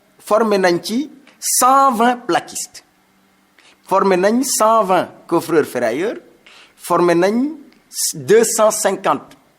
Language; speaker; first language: Wolof; non-native, local second language; Serer